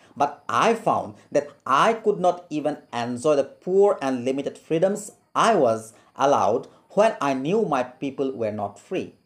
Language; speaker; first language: English; non-native, local second language; Assamese